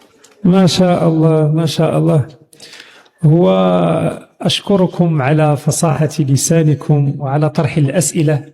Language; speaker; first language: Arabic; native; Arabic